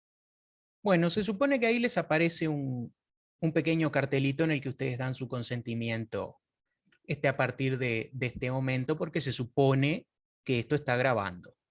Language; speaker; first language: Spanish; native; Spanish